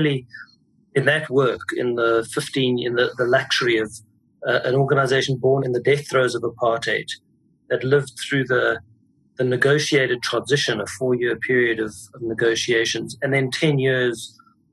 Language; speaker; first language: English; native; English